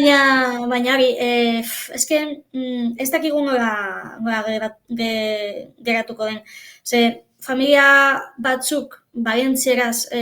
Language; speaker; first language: Basque; non-native, fluent; Catalan